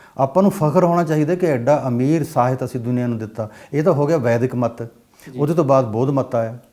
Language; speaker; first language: Punjabi; non-native, local second language; Haryanvi